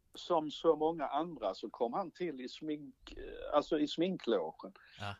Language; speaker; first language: Swedish; native; Swedish